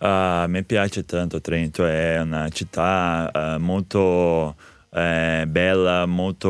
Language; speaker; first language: Italian; non-native, fluent; Portuguese